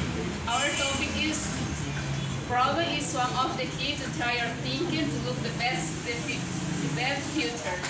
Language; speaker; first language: English; non-native, learner; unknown